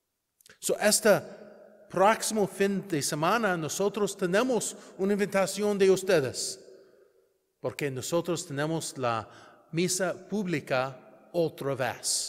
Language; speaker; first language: Spanish; non-native, learner; English